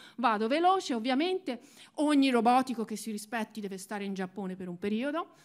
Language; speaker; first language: Italian; native; Italian